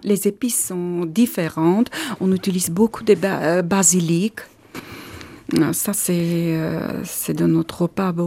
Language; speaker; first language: French; non-native, learner; Armenian